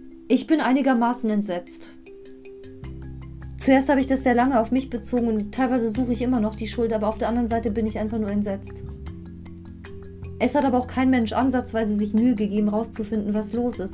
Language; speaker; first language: German; native; German